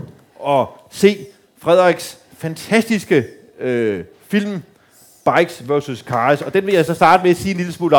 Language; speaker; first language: Danish; native; Danish